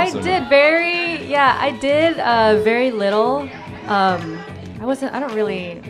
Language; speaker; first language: English; native; English